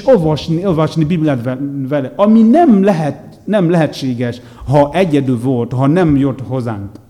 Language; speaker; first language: Hungarian; non-native, learner; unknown